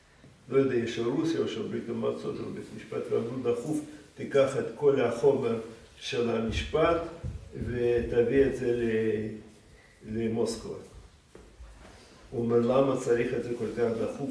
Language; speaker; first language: Hebrew; non-native, fluent; Russian